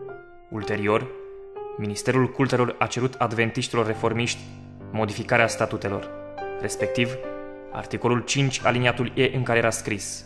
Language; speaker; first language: Romanian; native; Romanian